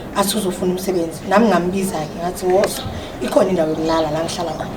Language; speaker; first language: Zulu; non-native, local second language; Swati